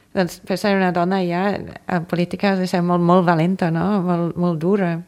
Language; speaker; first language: Catalan; non-native, fluent; English